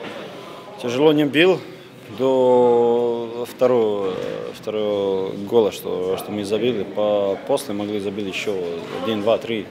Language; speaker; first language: Russian; non-native, learner; Serbian